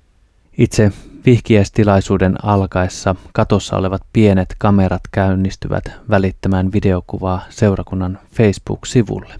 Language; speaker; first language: Finnish; native; Finnish